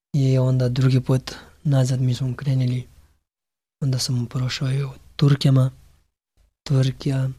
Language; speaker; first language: Serbian; non-native, learner; Pashto